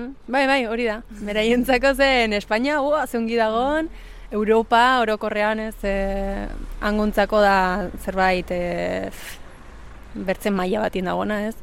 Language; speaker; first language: Basque; early bilingual, other home language; Spanish